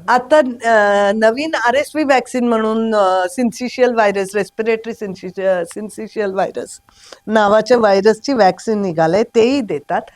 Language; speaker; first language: Marathi; non-native, local second language; Kannada